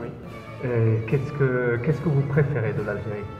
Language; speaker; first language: French; native; French